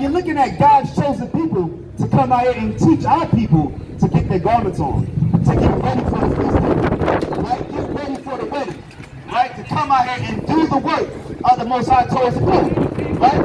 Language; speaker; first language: English; native; English